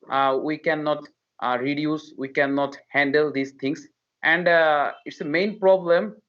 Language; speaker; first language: English; non-native, learner; Bangla